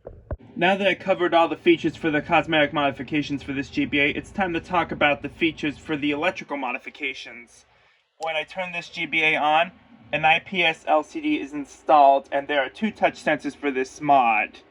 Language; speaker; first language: English; native; English